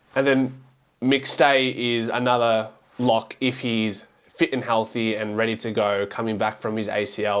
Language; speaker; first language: English; native; English